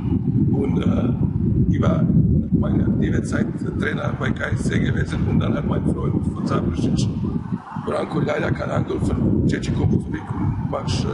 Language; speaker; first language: German; non-native, fluent; Croatian